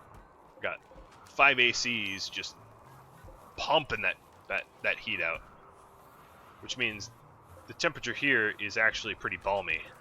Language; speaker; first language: English; native; English